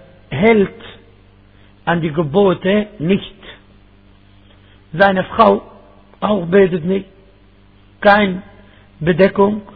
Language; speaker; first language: German; non-native, fluent; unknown